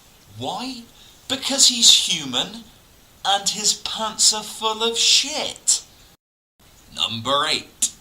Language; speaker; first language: English; native; English